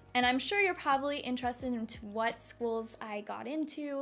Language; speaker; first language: English; native; English